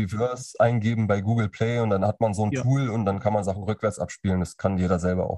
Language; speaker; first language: German; native; German